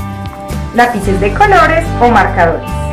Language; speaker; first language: Spanish; native; Spanish